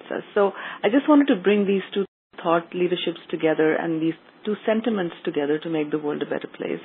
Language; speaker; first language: English; non-native, local second language; Urdu